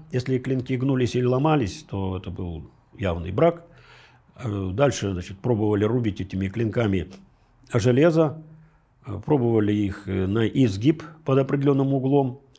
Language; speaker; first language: Russian; native; Russian